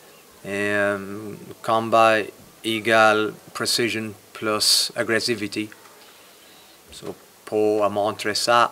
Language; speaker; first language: French; non-native, fluent; English